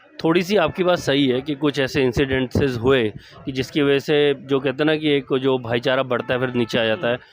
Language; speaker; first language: Hindi; native; Hindi